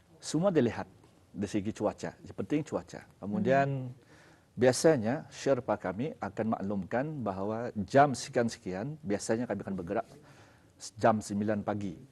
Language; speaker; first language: Malay; native; Malay